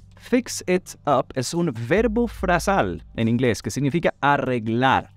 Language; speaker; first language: Spanish; native; Spanish